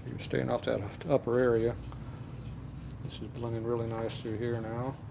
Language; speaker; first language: English; native; English